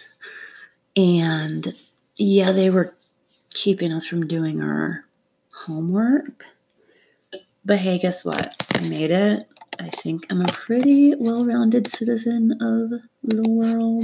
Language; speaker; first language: English; native; English